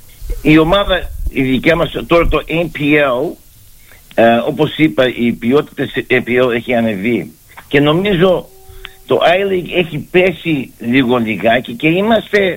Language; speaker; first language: Greek; early bilingual, heritage; Greek